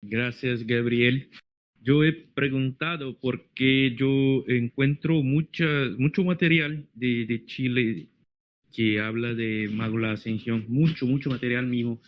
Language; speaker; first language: Spanish; non-native, learner; Portuguese